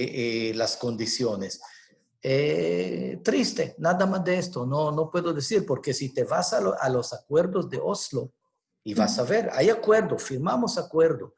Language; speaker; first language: Spanish; non-native, fluent; Hebrew